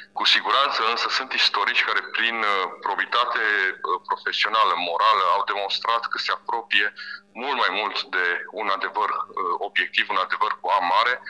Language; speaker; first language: Romanian; native; Romanian